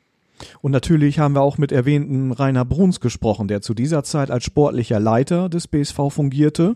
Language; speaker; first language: German; native; German